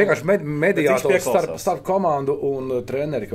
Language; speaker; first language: Latvian; native; Latvian